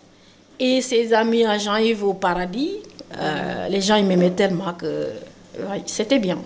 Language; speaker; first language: French; non-native, local second language; Wolof